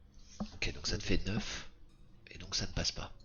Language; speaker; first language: French; native; French